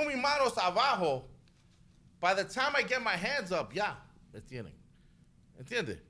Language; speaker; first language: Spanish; early bilingual, heritage; Spanish